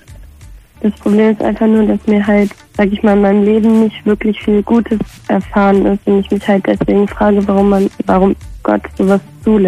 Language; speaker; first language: German; native; German